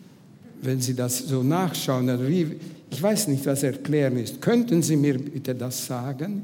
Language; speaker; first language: German; non-native, fluent; Hungarian